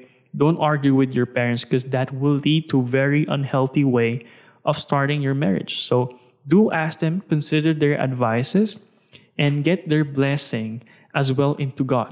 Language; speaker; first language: English; non-native, local second language; Filipino